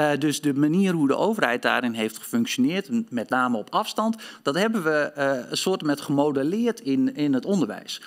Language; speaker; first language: Dutch; native; Dutch